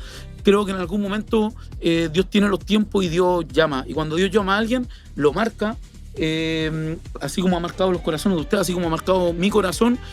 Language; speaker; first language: Spanish; native; Spanish